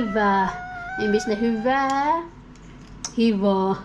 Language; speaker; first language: Finnish; non-native, learner; Filipino